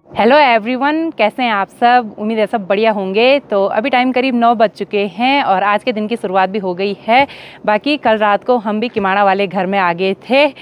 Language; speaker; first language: Hindi; native; Hindi